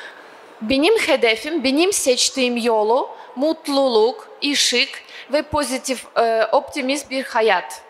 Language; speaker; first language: Turkish; non-native, fluent; Russian